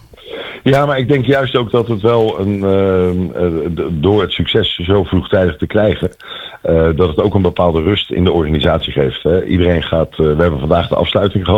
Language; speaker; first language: Dutch; native; Dutch